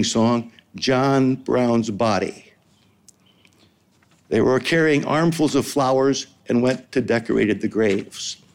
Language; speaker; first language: English; native; English